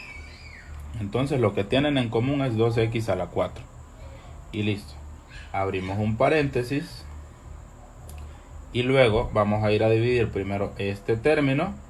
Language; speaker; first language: Spanish; native; Spanish